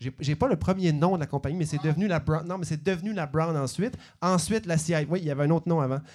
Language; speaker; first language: French; native; French